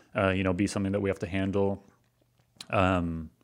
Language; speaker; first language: English; native; English